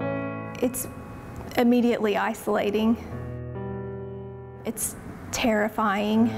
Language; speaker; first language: English; native; English